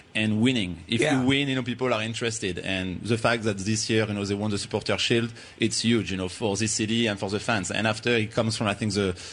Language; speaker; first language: English; non-native, fluent; French